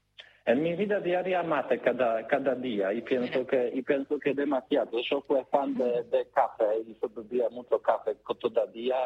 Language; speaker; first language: Spanish; non-native, learner; Polish